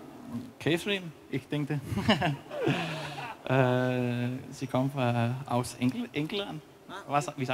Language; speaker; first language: German; non-native, learner; Danish